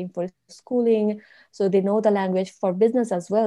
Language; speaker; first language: English; non-native, local second language; Bangla